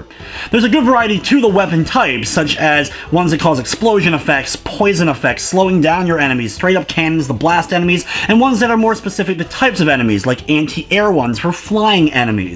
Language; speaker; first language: English; native; English